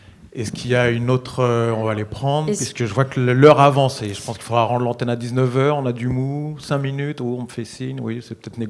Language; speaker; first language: French; native; French